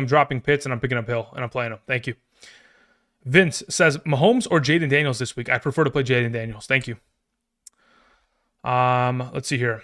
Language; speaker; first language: English; native; English